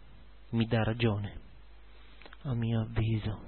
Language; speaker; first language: Italian; native; Italian